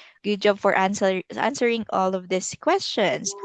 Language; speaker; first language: English; non-native, local second language; Filipino